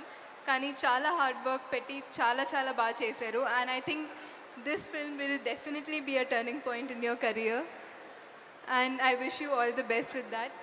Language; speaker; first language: Telugu; non-native, fluent; Tulu